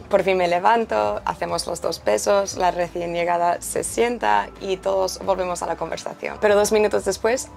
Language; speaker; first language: Spanish; non-native, fluent; English